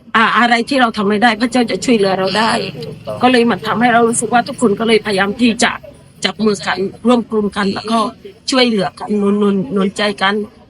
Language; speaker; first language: Thai; non-native, local second language; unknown